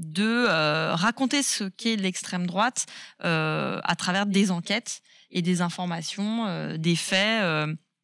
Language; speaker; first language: French; native; French